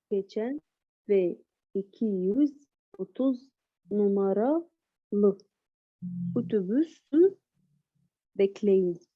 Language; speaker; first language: Turkish; non-native, learner; Arabic